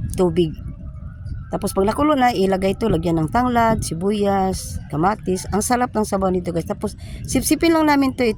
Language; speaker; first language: Filipino; non-native, local second language; Masbatenyo